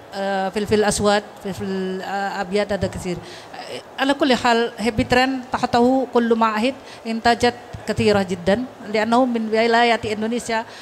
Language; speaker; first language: Arabic; non-native, fluent; Indonesian